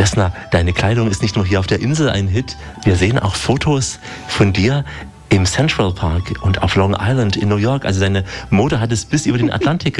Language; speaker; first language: German; native; German